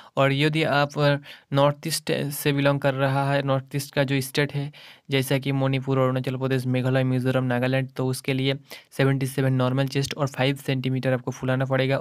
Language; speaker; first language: Hindi; non-native, local second language; Bangla